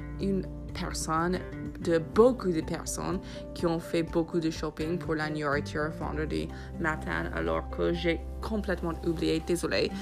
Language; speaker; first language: French; non-native, fluent; English